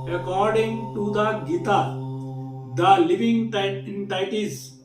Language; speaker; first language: English; non-native, local second language; Punjabi